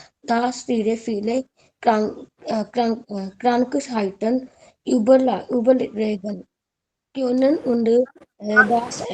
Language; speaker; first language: German; non-native, learner; Hindi